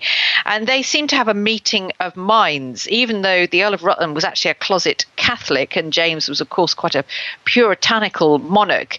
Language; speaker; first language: English; native; English